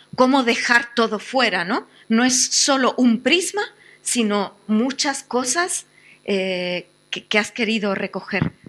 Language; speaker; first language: Spanish; native; Spanish